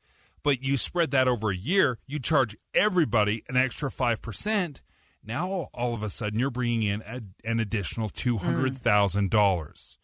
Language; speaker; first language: English; native; English